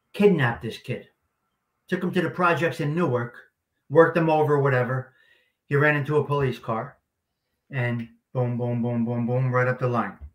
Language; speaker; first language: English; native; English